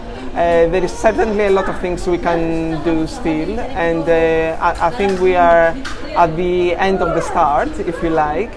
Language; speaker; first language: English; non-native, fluent; Greek